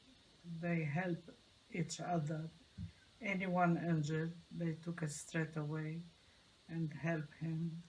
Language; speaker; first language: English; non-native, learner; Arabic